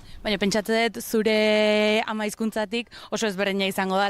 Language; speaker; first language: Basque; native; Basque